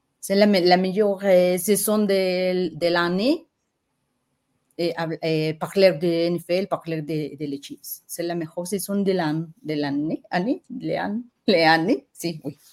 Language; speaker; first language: French; non-native, learner; Spanish